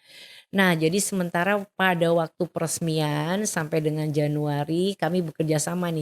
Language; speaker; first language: Indonesian; native; Indonesian